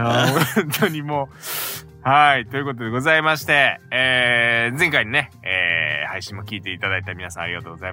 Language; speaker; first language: Japanese; native; Japanese